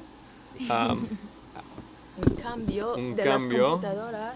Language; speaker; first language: Spanish; non-native, learner; English